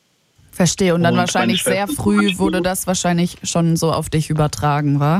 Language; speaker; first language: German; native; German